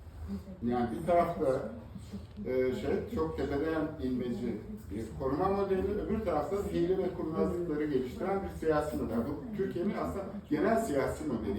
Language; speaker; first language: Turkish; native; Turkish